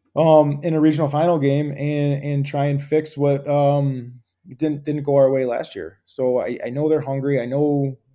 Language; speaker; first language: English; native; English